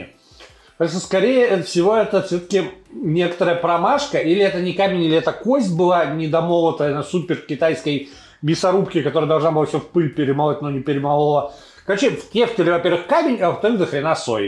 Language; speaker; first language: Russian; native; Russian